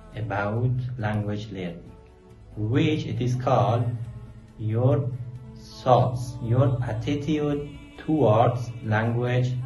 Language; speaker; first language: English; non-native, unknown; Persian